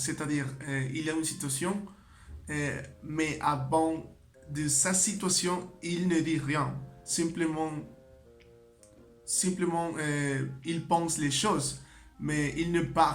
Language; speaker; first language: French; non-native, learner; Spanish